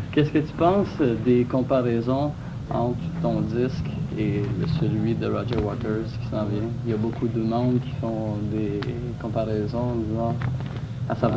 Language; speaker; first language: French; native; French